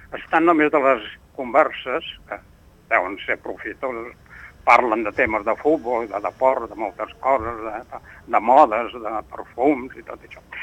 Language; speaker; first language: Catalan; non-native, local second language; Spanish